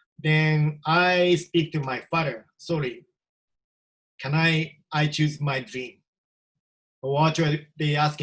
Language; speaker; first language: English; non-native, learner; Japanese